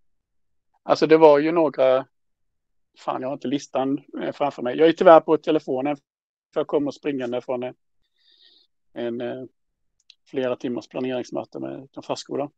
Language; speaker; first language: Swedish; native; Swedish